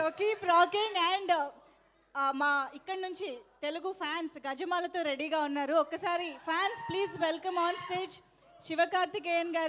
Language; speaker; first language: Telugu; native; Telugu